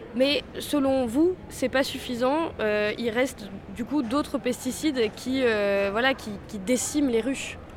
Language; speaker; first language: French; native; French